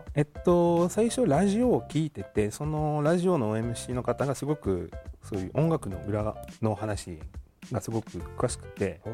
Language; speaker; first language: Japanese; non-native, fluent; French